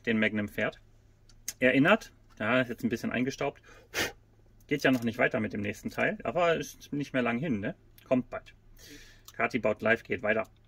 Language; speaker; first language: German; native; German